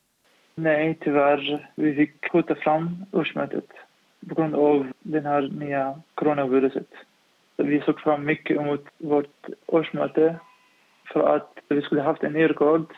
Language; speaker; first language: Swedish; non-native, fluent; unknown